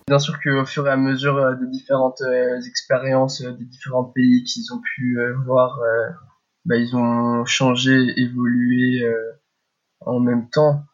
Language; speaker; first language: French; early bilingual, heritage; French